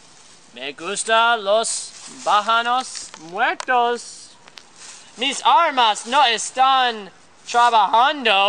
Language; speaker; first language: Spanish; non-native, learner; English